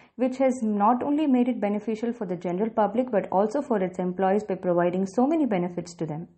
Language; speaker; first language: English; non-native, local second language; Tamil